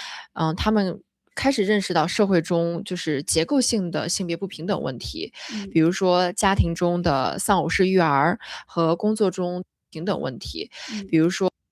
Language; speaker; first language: Chinese; native; Chinese